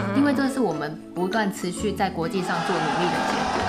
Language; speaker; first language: Chinese; native; Chinese